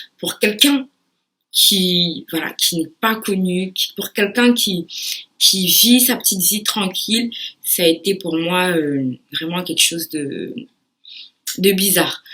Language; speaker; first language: French; early bilingual, other home language; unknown